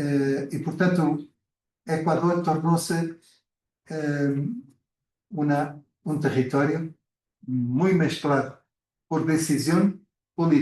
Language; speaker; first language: Spanish; non-native, fluent; Portuguese